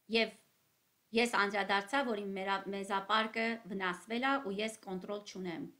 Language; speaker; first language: Armenian; native; Armenian